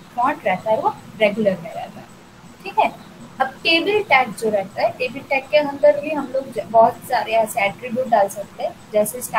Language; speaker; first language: Hindi; non-native, local second language; Bangla